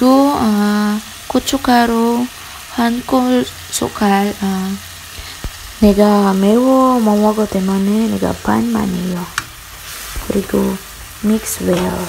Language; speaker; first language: Korean; non-native, learner; Filipino